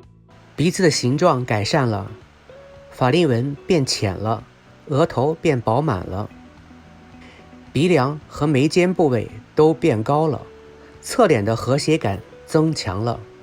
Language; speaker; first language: Chinese; native; Chinese